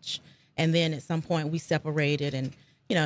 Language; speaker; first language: English; native; English